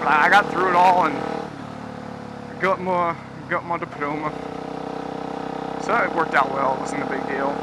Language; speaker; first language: English; native; English